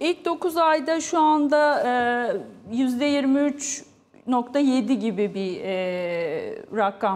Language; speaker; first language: Turkish; native; Turkish